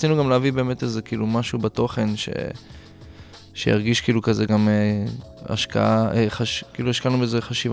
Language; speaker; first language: Hebrew; native; Hebrew